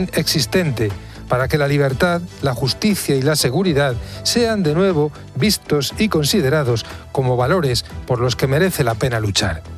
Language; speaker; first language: Spanish; native; Spanish